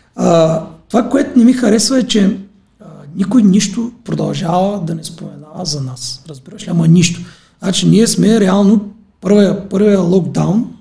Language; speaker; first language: Bulgarian; native; Bulgarian